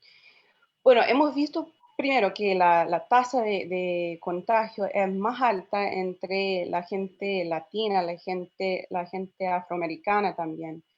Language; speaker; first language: Spanish; non-native, fluent; English